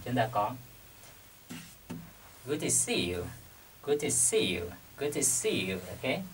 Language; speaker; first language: English; non-native, fluent; Vietnamese